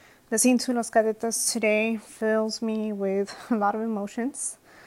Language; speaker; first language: English; early bilingual, other home language; Spanish